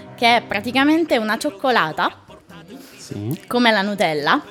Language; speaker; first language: Italian; native; Italian